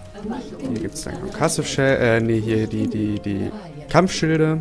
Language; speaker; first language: German; native; German